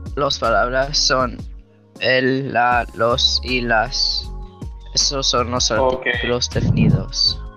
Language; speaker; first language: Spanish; early bilingual, heritage; Spanish